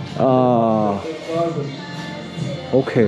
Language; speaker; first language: English; non-native, learner; Korean